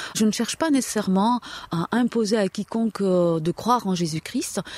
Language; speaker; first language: French; native; French